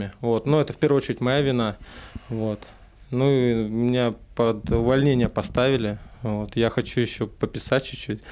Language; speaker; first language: Russian; native; Russian